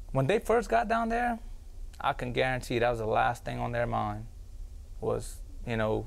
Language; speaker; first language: English; native; English